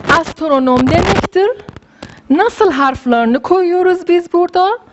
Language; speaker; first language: Turkish; non-native, fluent; Persian